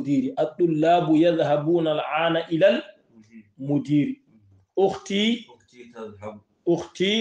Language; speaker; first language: Arabic; non-native, fluent; Fula